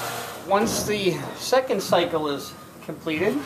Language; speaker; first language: English; native; English